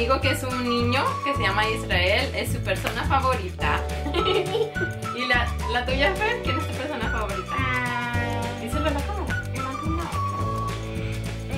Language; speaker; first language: Spanish; early bilingual, heritage; Spanish